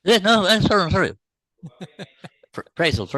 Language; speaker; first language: English; non-native, learner; Spanish